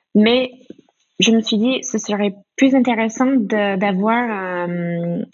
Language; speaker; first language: French; non-native, fluent; English